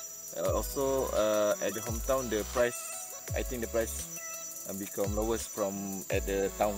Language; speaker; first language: English; non-native, learner; Malay